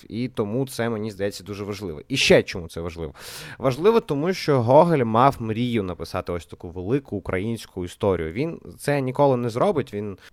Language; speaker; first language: Ukrainian; native; Ukrainian